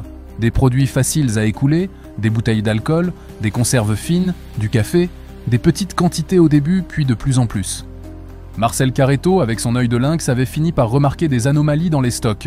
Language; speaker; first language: French; native; French